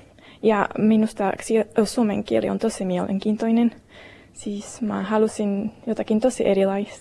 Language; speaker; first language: Finnish; non-native, learner; Estonian